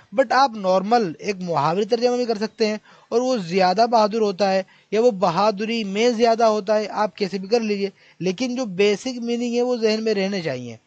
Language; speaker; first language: Urdu; native; Urdu